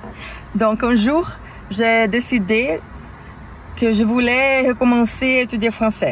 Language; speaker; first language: French; non-native, learner; Portuguese